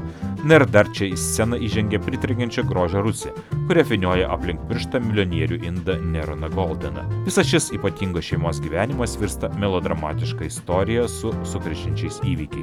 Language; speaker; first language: Lithuanian; native; Lithuanian